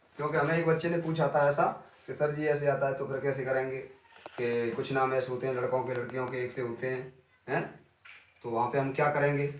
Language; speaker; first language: Hindi; native; Hindi